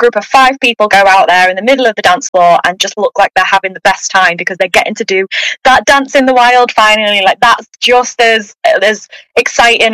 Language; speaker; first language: English; native; English